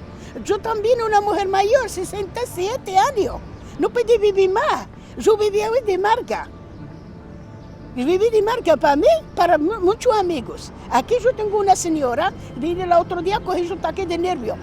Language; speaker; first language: Spanish; non-native, learner; Arabic